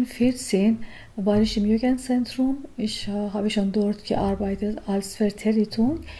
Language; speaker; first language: German; non-native, learner; Persian